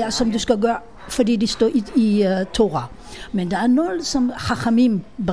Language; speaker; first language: Danish; non-native, fluent; Hebrew